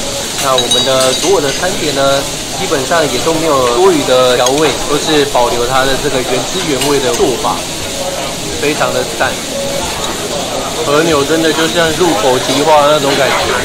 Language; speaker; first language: Chinese; native; Chinese